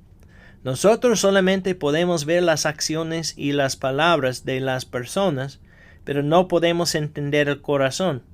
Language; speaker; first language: Spanish; non-native, fluent; English